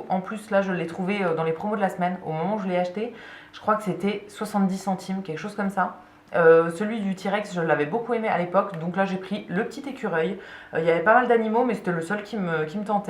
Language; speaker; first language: French; native; French